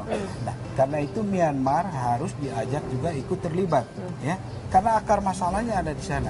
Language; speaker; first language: Indonesian; native; Indonesian